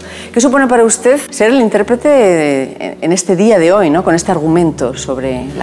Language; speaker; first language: Spanish; native; Spanish